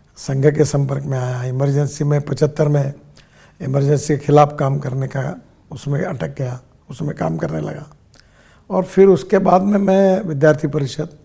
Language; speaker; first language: Hindi; non-native, local second language; Marathi